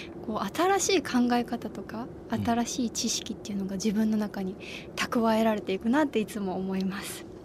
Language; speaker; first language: Japanese; native; Japanese